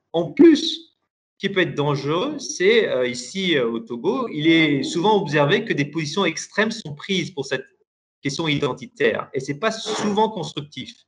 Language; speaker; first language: French; non-native, local second language; Persian